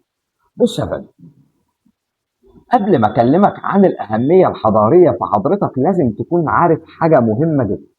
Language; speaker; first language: Arabic; native; Arabic